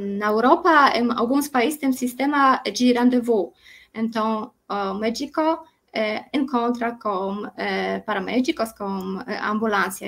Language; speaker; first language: Portuguese; non-native, learner; Polish